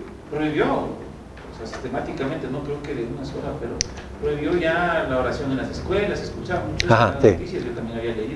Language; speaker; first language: Spanish; native; Spanish